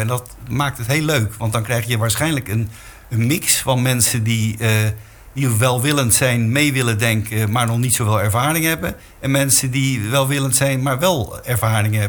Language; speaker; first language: Dutch; native; Dutch